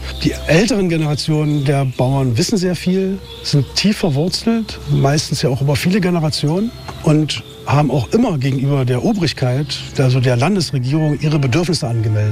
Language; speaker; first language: German; native; German